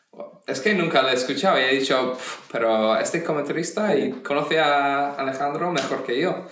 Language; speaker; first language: Spanish; non-native, fluent; English